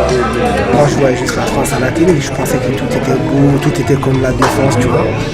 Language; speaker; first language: French; native; French